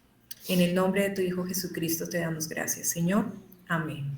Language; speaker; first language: Spanish; native; Spanish